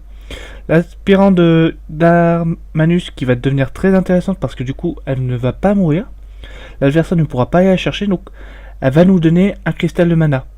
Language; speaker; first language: French; native; French